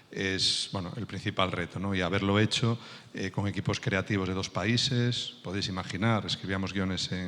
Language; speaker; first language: Spanish; native; Spanish